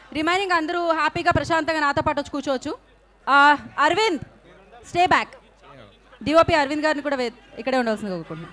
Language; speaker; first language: Telugu; native; Telugu